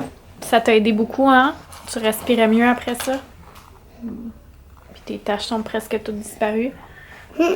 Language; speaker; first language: French; native; French